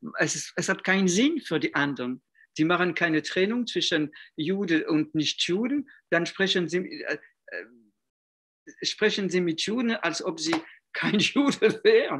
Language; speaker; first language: German; non-native, fluent; French